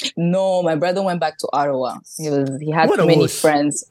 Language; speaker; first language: English; early bilingual, other home language; French